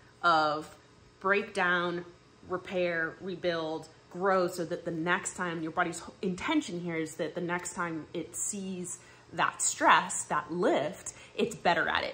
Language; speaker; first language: English; native; English